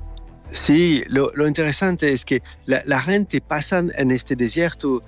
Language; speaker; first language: Spanish; non-native, fluent; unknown